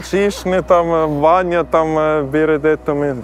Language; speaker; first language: Russian; non-native, learner; German